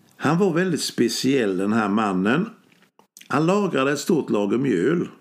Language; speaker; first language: Swedish; native; Swedish